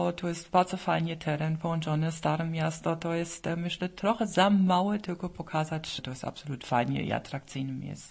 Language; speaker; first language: Polish; non-native, fluent; German